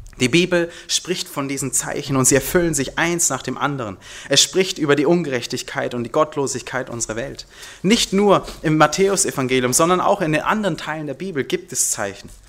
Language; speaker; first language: German; early bilingual, heritage; German